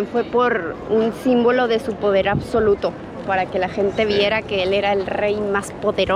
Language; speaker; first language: Spanish; native; Spanish